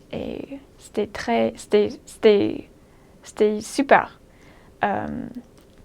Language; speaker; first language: French; non-native, fluent; English